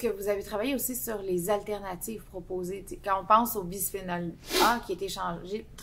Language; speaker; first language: French; native; French